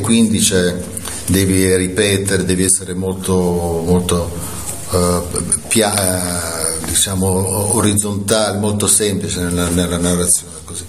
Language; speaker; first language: Italian; native; Italian